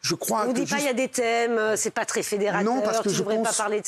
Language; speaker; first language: French; native; French